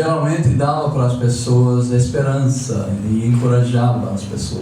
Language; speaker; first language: Portuguese; non-native, fluent; English